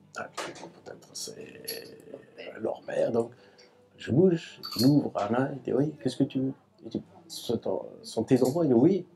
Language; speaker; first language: French; non-native, fluent; Persian